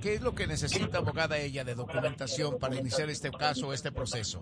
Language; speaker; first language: Spanish; native; Spanish